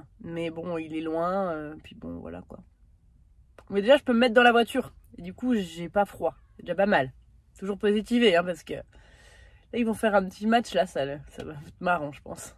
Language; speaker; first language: French; native; French